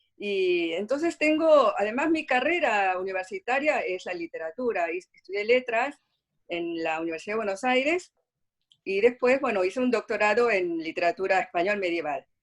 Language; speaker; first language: Spanish; early bilingual, other home language; Korean